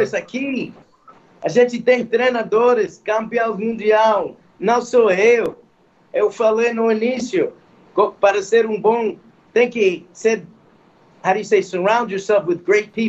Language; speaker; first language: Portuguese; non-native, fluent; English